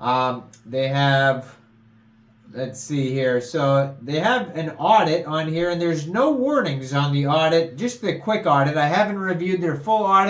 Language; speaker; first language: English; native; English